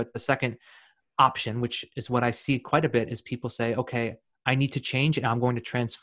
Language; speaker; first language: English; native; English